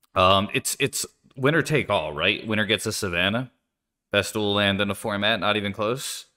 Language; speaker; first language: English; native; English